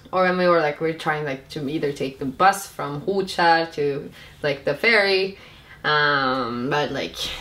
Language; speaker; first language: English; non-native, fluent; Finnish